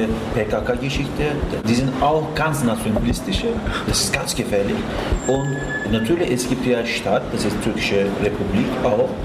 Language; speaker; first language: German; non-native, learner; Turkish